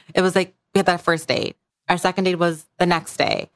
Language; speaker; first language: English; early bilingual, other home language; Bangla